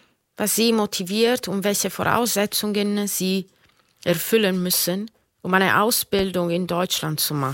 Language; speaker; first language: German; non-native, fluent; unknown